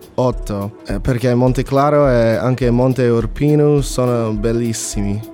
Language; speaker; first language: Italian; non-native, learner; English